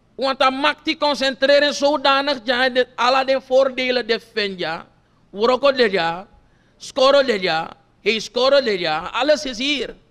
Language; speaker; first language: Dutch; non-native, local second language; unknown